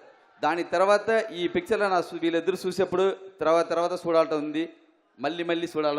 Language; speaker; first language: Telugu; non-native, learner; Tamil